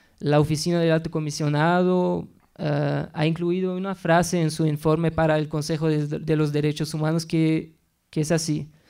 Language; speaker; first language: Spanish; non-native, fluent; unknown